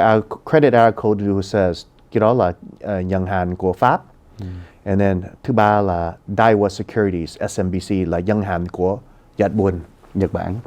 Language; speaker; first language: Vietnamese; early bilingual, heritage; Vietnamese